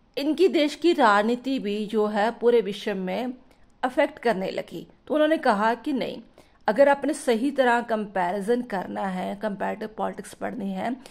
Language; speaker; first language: Hindi; non-native, local second language; Punjabi